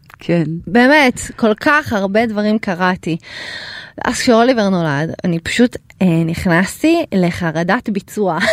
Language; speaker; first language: Hebrew; early bilingual, other home language; Russian